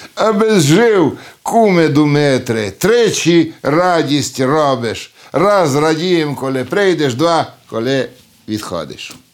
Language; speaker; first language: Ukrainian; early bilingual, heritage; Ukrainian